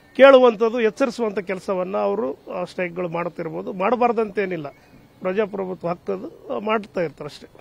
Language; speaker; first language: Kannada; native; Kannada